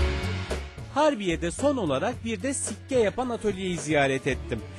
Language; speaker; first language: Turkish; native; Turkish